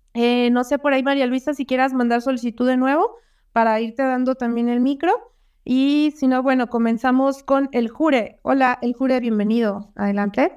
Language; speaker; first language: Spanish; native; Spanish